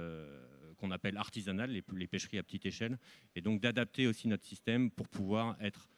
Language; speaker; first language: French; native; French